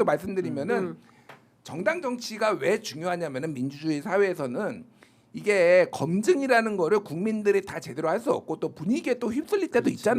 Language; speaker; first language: Korean; native; Korean